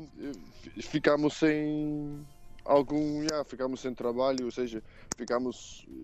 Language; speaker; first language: Portuguese; non-native, fluent; Dutch